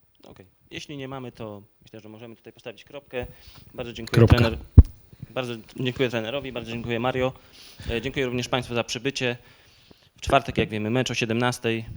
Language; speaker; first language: Polish; native; Polish